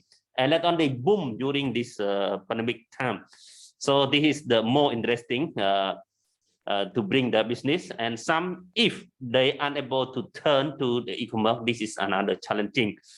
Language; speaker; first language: English; non-native, learner; Khmer